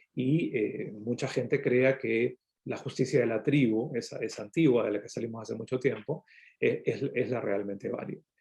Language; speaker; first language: Spanish; native; Spanish